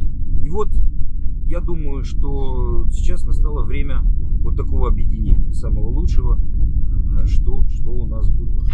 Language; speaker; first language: Russian; native; Russian